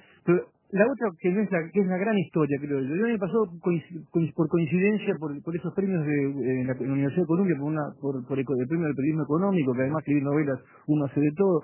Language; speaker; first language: Spanish; native; Spanish